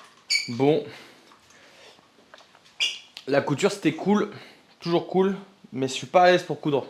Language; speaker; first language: French; native; French